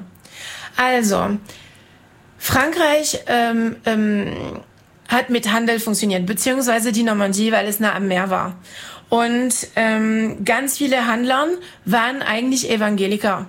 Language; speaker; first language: German; non-native, fluent; French